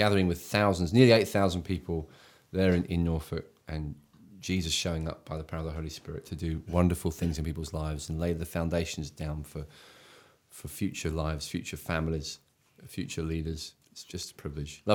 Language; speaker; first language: English; native; English